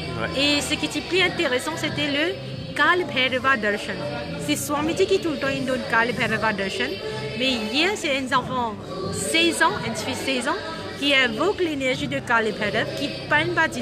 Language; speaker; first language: French; non-native, learner; Morisyen